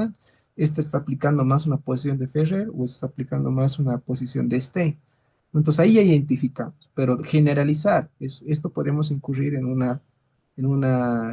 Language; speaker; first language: Spanish; native; Spanish